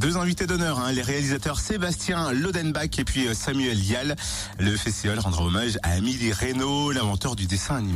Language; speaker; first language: French; native; French